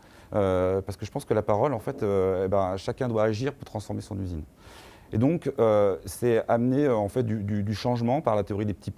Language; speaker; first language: French; native; French